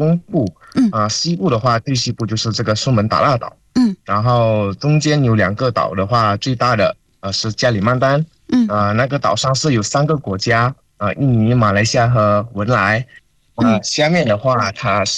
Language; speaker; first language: Chinese; non-native, fluent; Indonesian